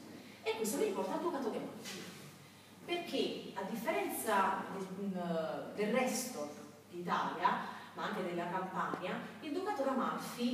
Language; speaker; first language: Italian; native; Italian